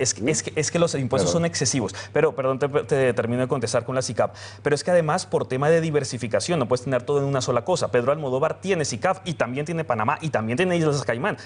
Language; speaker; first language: Spanish; native; Spanish